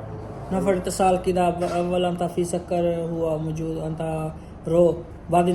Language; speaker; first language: Arabic; non-native, learner; Urdu